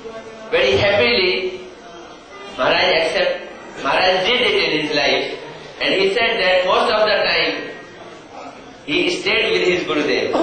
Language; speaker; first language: English; non-native, local second language; Hindi